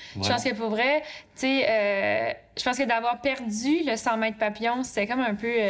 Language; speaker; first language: French; native; French